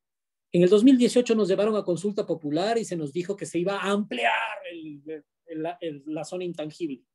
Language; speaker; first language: Spanish; native; Spanish